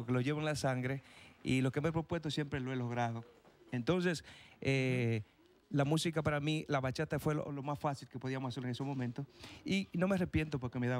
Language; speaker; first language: Spanish; native; Spanish